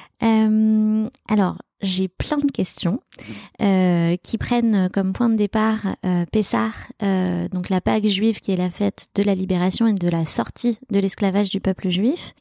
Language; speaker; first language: French; native; French